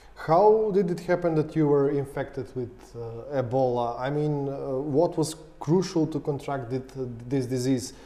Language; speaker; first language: English; non-native, fluent; Macedonian